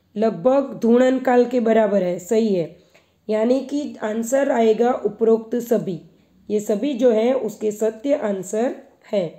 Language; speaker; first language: Hindi; non-native, local second language; Gujarati